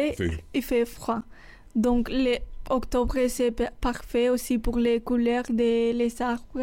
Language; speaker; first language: French; non-native, learner; Spanish